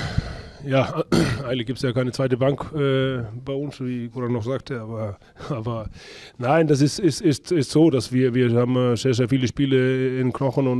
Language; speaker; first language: German; non-native, fluent; Icelandic